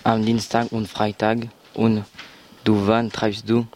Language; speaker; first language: German; non-native, learner; French